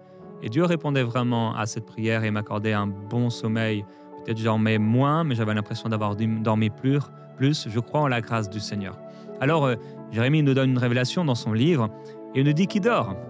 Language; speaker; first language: French; native; French